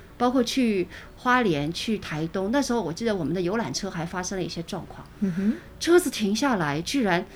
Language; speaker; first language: Chinese; native; Chinese